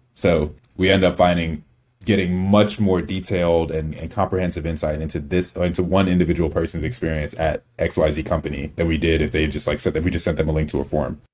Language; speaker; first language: English; early bilingual, other home language; Igbo